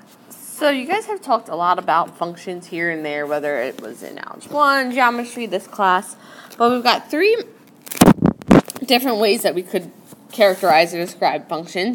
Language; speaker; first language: English; native; English